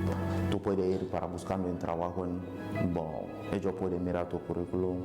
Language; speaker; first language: Spanish; non-native, learner; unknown